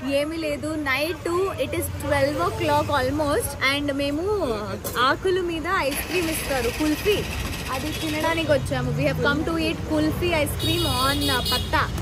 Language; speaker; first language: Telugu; non-native, local second language; Hindi